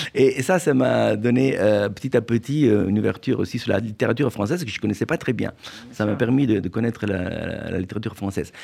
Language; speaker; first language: French; non-native, fluent; Italian